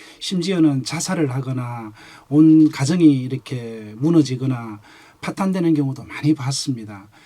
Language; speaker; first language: Korean; native; Korean